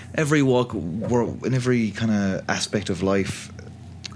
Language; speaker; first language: English; native; English